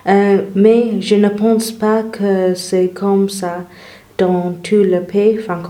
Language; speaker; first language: French; non-native, learner; English